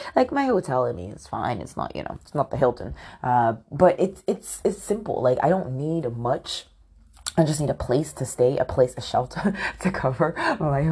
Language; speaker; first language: English; native; English